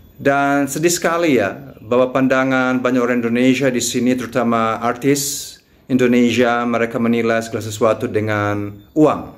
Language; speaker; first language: Indonesian; non-native, fluent; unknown